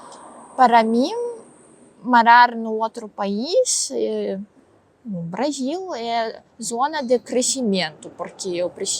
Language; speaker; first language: Portuguese; non-native, learner; Russian